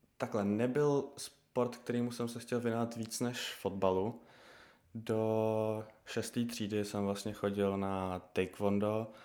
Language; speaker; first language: Czech; early bilingual, other home language; Russian